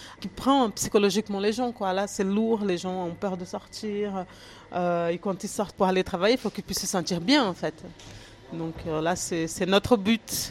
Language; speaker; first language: French; non-native, fluent; Portuguese